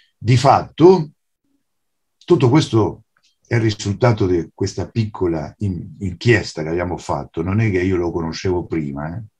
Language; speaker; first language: Italian; non-native, fluent; Spanish